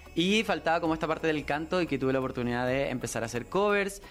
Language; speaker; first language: Spanish; native; Spanish